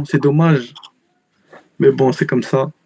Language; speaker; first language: French; early bilingual, heritage; Arabic